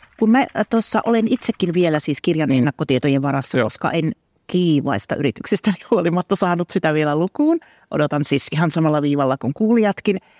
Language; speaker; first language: Finnish; native; Finnish